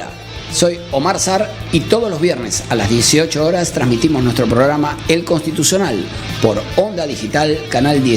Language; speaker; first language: Spanish; native; Spanish